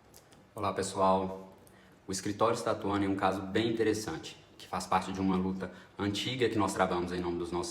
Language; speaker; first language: Portuguese; native; Portuguese